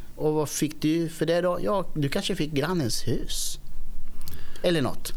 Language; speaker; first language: Swedish; early bilingual, other home language; Spanish